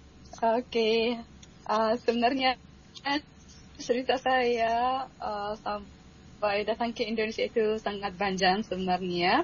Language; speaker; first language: Indonesian; non-native, fluent; Arabic